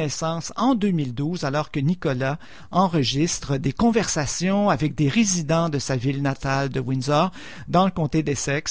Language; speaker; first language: French; native; French